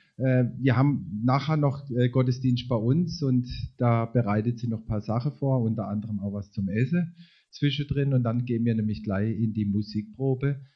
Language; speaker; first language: German; native; German